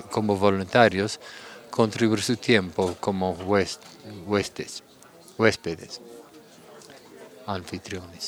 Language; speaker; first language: Spanish; non-native, fluent; English